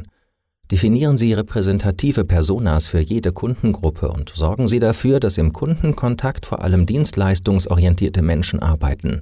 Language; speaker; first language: German; native; German